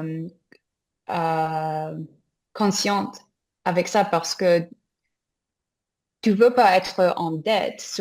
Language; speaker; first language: French; non-native, learner; English